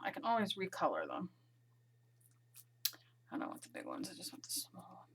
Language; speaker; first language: English; native; English